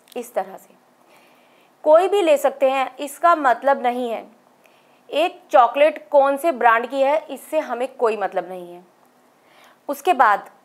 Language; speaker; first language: Hindi; native; Hindi